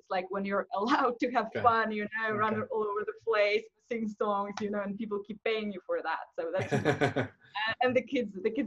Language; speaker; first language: English; non-native, fluent; Russian